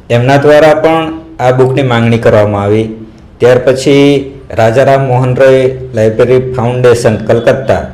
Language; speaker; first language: Gujarati; non-native, local second language; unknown